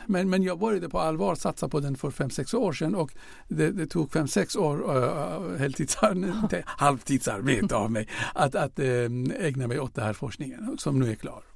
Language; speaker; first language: Swedish; non-native, fluent; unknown